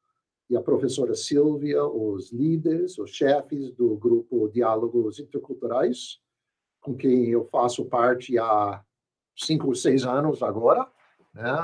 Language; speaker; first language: Portuguese; non-native, fluent; English